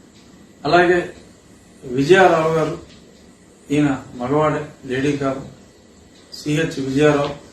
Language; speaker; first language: Telugu; native; Telugu